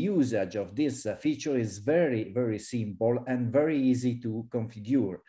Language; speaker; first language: English; non-native, fluent; Italian